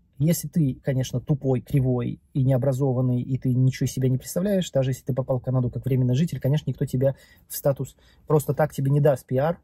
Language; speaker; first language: Russian; native; Russian